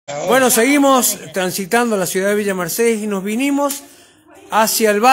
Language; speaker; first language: Spanish; native; Spanish